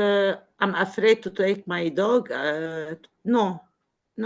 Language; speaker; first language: English; non-native, learner; Arabic